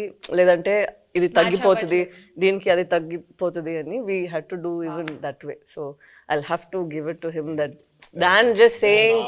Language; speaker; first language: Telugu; non-native, fluent; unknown